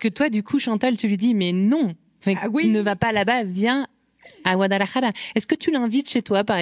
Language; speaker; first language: French; native; French